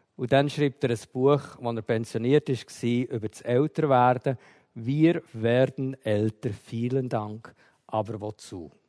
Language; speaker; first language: German; native; German